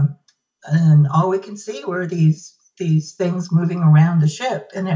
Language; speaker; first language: English; native; English